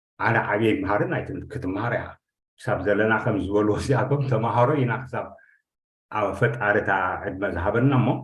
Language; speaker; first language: Tigrinya; native; Tigrinya